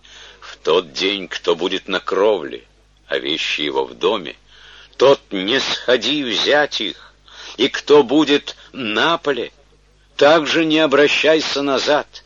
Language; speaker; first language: Russian; native; Russian